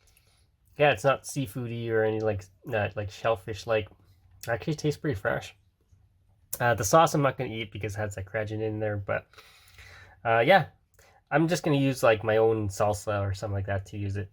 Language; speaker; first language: English; native; English